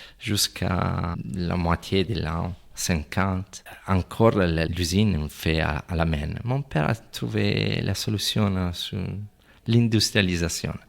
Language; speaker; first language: French; non-native, fluent; Italian